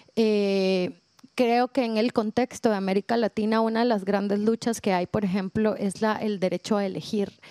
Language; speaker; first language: Spanish; native; Spanish